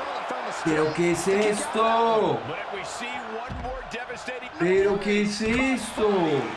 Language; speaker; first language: Spanish; native; Spanish